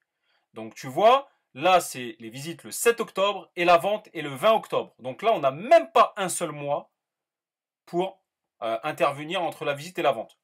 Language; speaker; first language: French; native; French